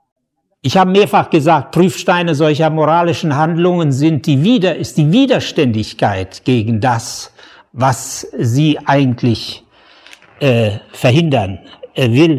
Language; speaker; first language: German; native; German